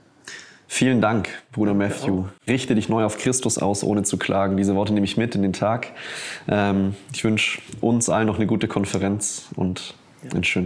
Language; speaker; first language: German; native; German